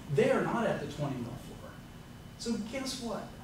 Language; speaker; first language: English; native; English